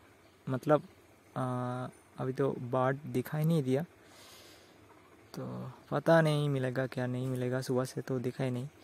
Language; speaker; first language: Hindi; non-native, local second language; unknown